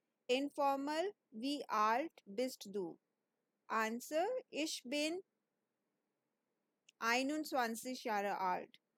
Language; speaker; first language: German; non-native, fluent; Hindi